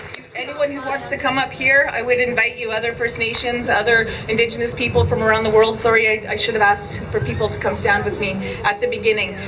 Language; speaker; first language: English; native; English